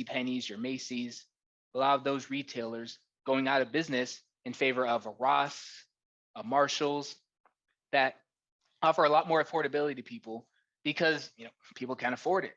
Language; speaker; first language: English; native; English